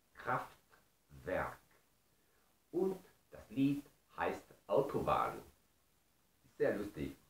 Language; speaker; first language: German; non-native, fluent; Spanish